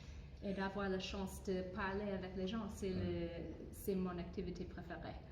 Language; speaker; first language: French; non-native, fluent; English